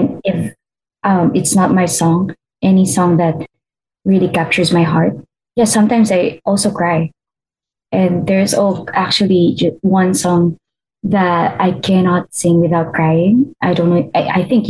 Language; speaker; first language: English; non-native, local second language; Filipino